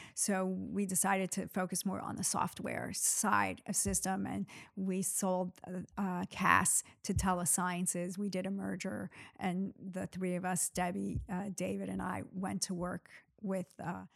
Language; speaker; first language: English; early bilingual, other home language; Arabic